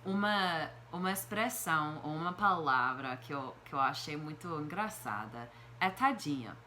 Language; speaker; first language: Portuguese; non-native, fluent; English